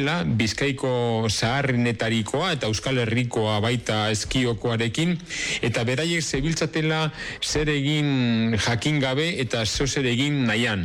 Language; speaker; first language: Basque; native; Basque